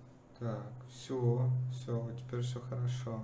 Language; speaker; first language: Russian; native; Russian